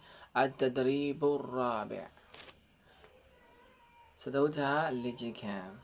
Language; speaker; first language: Arabic; non-native, fluent; Burmese